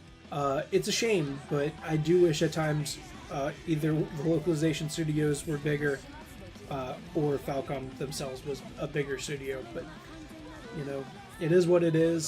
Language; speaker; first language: English; native; English